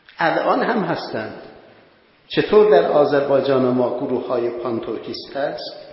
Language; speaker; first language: Persian; non-native, local second language; Azerbaijani